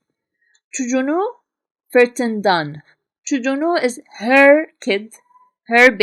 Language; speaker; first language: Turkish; non-native, fluent; Arabic